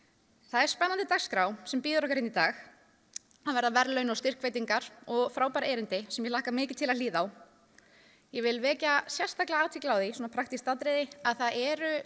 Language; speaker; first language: Icelandic; native; Icelandic